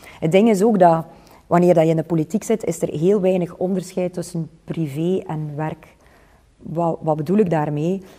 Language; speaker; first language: Dutch; native; Dutch